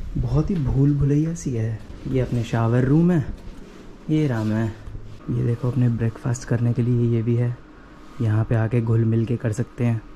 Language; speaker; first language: Hindi; native; Hindi